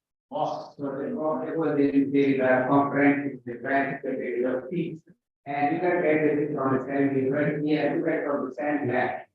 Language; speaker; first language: English; non-native, fluent; Indonesian